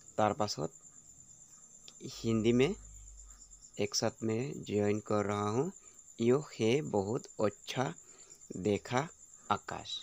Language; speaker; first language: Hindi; non-native, local second language; Assamese